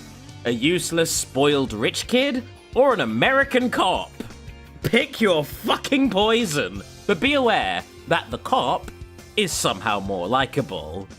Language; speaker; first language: English; native; English